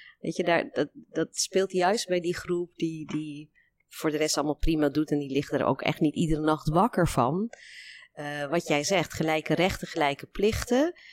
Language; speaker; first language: Dutch; early bilingual, other home language; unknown